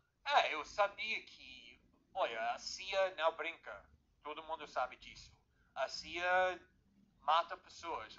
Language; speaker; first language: Portuguese; non-native, fluent; English